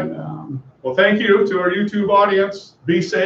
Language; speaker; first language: English; native; English